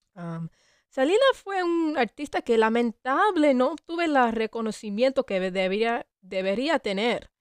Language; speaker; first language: Spanish; non-native, learner; English